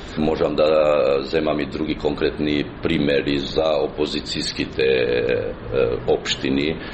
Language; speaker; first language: Macedonian; non-native, local second language; Albanian